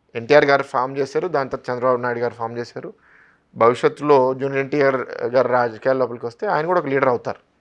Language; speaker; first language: Telugu; native; Telugu